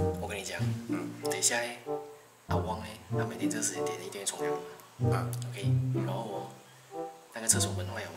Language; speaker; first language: Chinese; native; Chinese